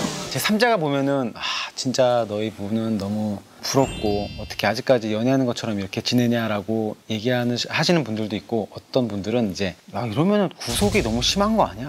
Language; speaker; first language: Korean; native; Korean